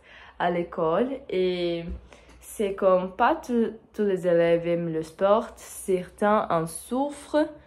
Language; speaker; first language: French; non-native, fluent; Portuguese